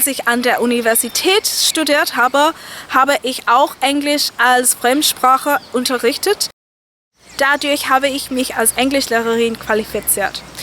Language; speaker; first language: German; non-native, fluent; English